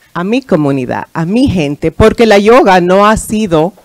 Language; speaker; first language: Spanish; early bilingual, heritage; Spanish